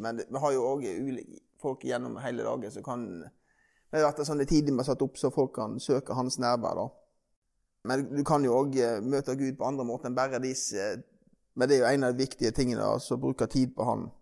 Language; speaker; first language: Norwegian; native; Norwegian